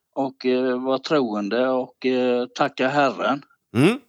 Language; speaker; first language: Swedish; native; Swedish